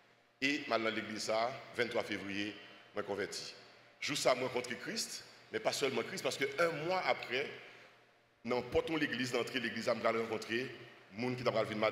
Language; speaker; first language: French; non-native, local second language; Haitian Creole